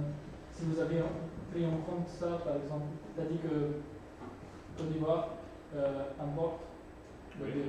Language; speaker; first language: French; non-native, learner; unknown